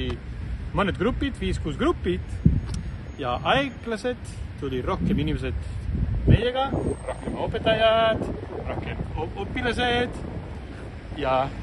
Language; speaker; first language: Estonian; non-native, fluent; Spanish